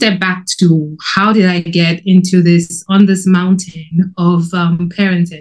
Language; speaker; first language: English; non-native, local second language; Yoruba